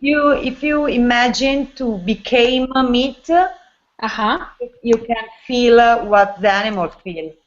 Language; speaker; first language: English; non-native, learner; Italian